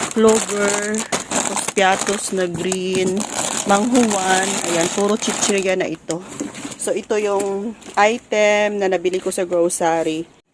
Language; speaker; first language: Filipino; non-native, local second language; Cebuano